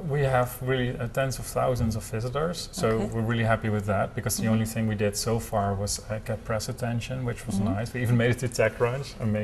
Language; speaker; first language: English; non-native, fluent; Dutch